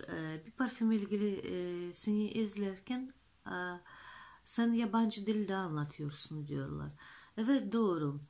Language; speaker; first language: Turkish; non-native, fluent; Russian